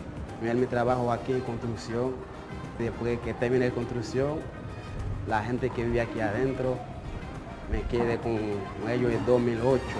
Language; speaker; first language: Spanish; non-native, learner; Haitian Creole